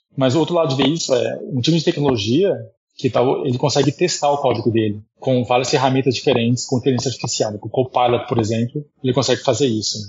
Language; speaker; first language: Portuguese; early bilingual, heritage; Portuguese